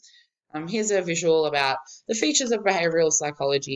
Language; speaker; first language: English; native; English